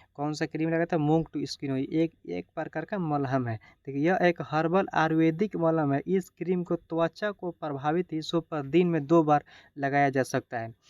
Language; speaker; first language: Hindi; native; Hindi